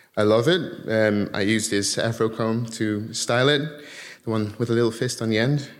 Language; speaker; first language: English; early bilingual, other home language; Dutch